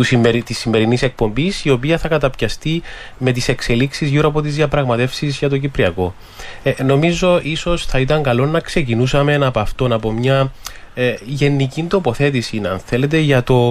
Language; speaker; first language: Greek; native; Greek